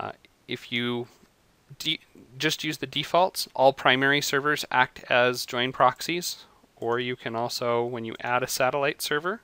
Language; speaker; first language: English; native; English